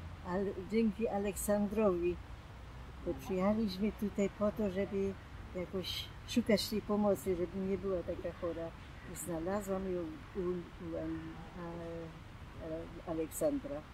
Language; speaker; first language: Polish; non-native, local second language; German